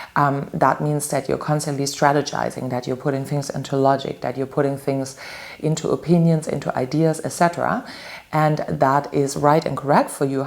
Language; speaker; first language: English; non-native, fluent; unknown